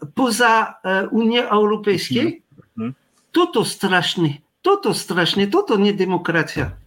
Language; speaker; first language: Polish; non-native, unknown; French